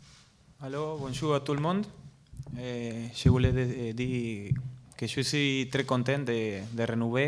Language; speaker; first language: French; non-native, learner; Spanish